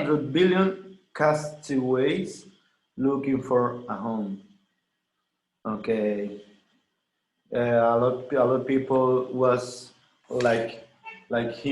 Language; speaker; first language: English; non-native, learner; Spanish